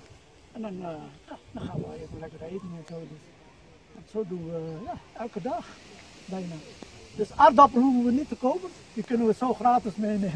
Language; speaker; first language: Dutch; early bilingual, other home language; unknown